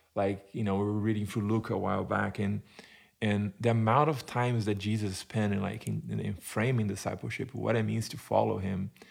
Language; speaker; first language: English; non-native, fluent; Portuguese